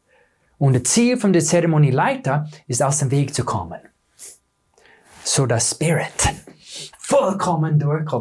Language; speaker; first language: German; non-native, fluent; English